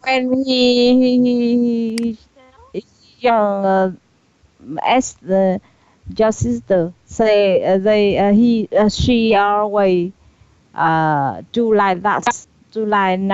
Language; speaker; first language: English; non-native, learner; Vietnamese